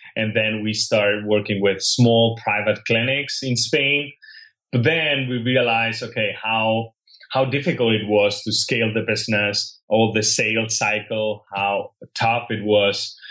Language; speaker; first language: English; non-native, fluent; Spanish